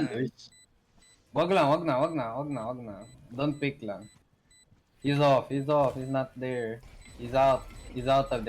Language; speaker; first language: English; non-native, local second language; Filipino